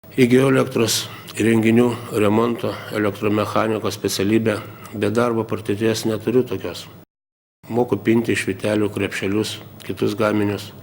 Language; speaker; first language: Lithuanian; native; Lithuanian